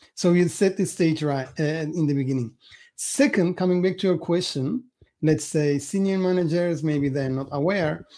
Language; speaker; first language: English; non-native, fluent; Turkish